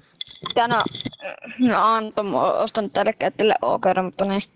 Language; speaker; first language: Finnish; native; Finnish